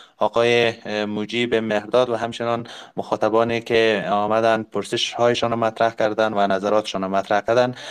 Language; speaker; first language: Persian; native; Persian